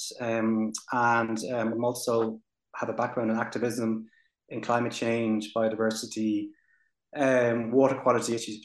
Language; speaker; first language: English; native; English